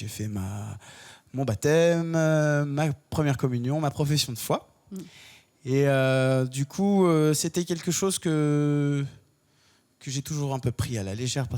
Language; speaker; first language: French; native; French